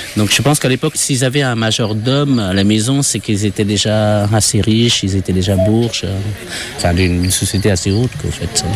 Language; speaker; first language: French; non-native, fluent; Khmer